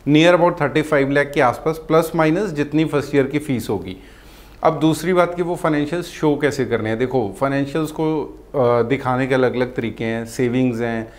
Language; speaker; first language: Hindi; non-native, local second language; Punjabi